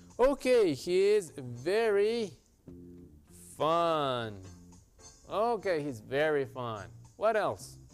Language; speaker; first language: English; non-native, fluent; Spanish